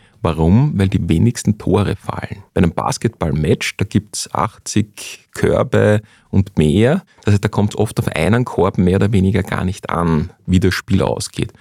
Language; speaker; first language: German; native; German